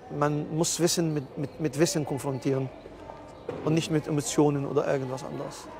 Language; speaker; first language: German; non-native, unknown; Arabic